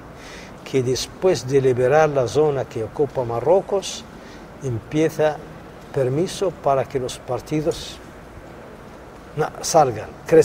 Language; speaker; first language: Spanish; non-native, local second language; Arabic